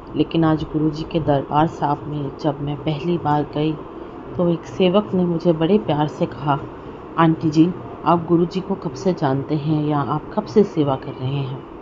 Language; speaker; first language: Hindi; non-native, local second language; Punjabi